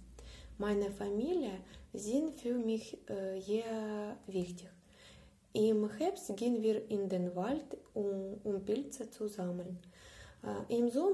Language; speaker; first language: German; non-native, learner; Ukrainian